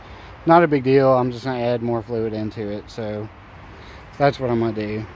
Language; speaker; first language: English; native; English